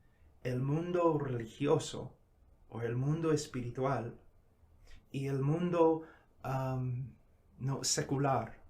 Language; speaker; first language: Spanish; non-native, fluent; English